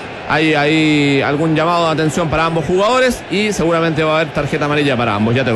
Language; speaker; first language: Spanish; native; Spanish